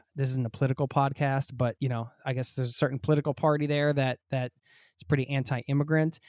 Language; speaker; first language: English; native; English